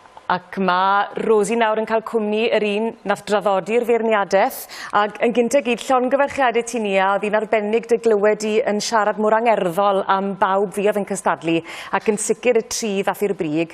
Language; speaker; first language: Welsh; native; Welsh